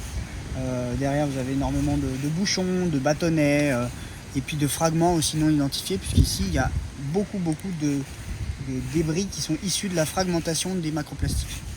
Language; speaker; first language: French; native; French